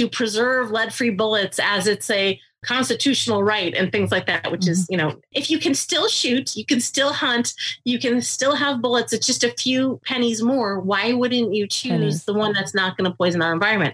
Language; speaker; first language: English; native; English